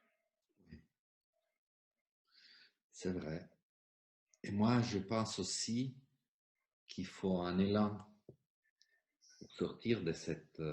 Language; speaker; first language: French; non-native, fluent; Italian